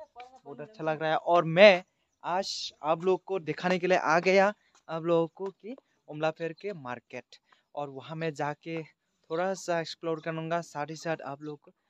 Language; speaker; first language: Hindi; non-native, local second language; Khasi